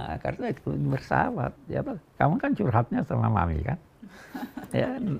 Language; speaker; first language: Indonesian; native; Indonesian